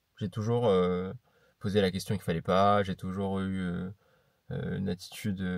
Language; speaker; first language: French; native; French